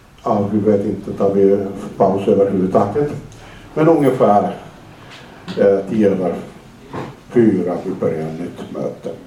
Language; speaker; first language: Swedish; non-native, fluent; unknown